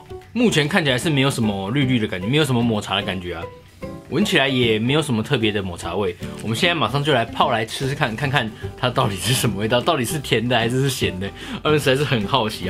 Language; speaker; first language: Chinese; native; Chinese